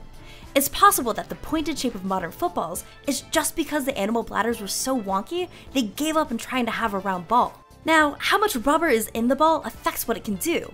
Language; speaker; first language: English; native; English